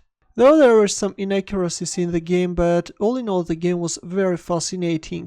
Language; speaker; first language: English; non-native, fluent; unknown